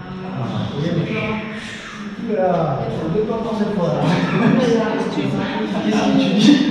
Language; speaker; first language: French; native; French